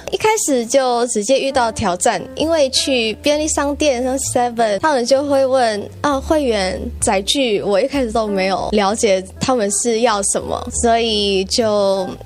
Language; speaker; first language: Chinese; non-native, fluent; Indonesian